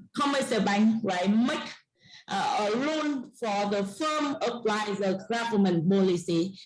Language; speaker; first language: English; non-native, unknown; Vietnamese